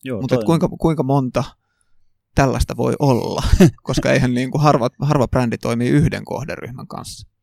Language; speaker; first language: Finnish; native; Finnish